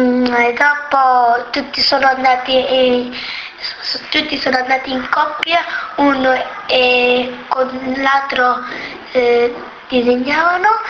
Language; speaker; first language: Italian; non-native, local second language; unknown